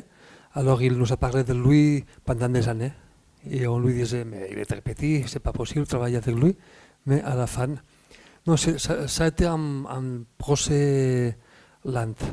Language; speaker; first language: French; non-native, fluent; Spanish